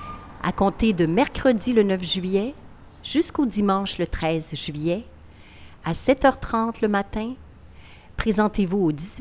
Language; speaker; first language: French; native; French